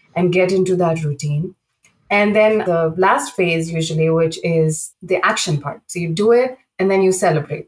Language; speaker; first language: English; non-native, local second language; Telugu